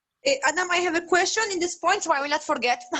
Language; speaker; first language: English; non-native, fluent; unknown